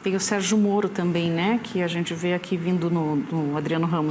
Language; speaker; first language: Portuguese; native; Portuguese